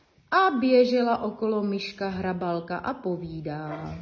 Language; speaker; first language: Czech; native; Czech